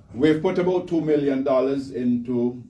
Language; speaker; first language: English; native; English